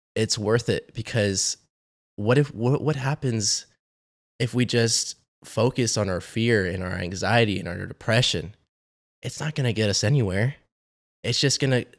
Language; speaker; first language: English; native; English